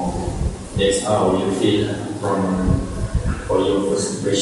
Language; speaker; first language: English; non-native, learner; Malay